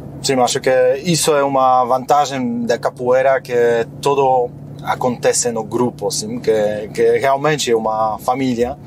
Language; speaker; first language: Portuguese; non-native, fluent; Polish